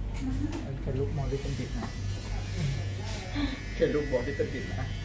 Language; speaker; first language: English; non-native, learner; Thai